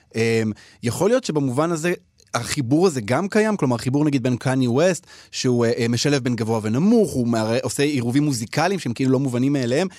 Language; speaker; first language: Hebrew; native; Hebrew